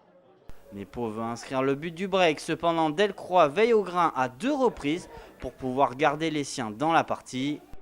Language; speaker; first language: French; native; French